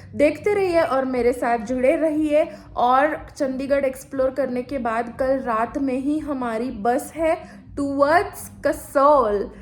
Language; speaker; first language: Hindi; non-native, local second language; Marathi